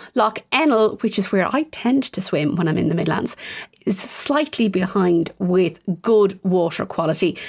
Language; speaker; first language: English; native; English